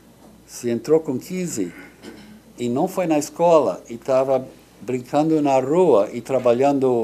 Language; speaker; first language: Portuguese; non-native, fluent; English